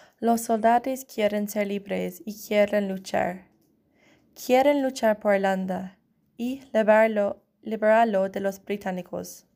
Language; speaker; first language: Spanish; non-native, learner; English